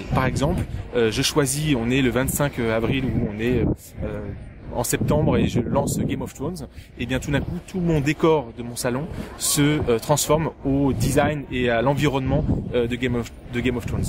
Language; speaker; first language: French; native; French